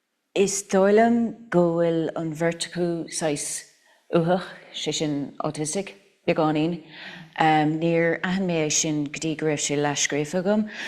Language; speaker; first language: Irish; non-native, local second language; English